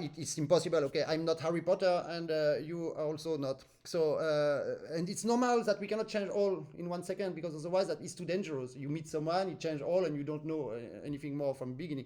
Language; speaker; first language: English; non-native, fluent; French